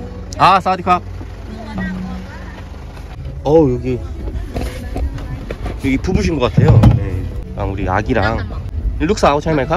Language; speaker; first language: Korean; native; Korean